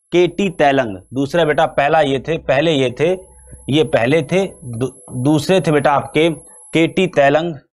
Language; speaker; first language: Hindi; native; Hindi